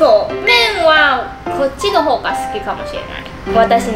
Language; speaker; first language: Japanese; non-native, fluent; Chinese